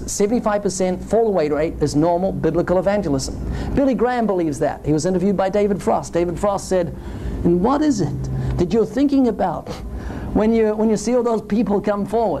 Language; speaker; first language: English; native; English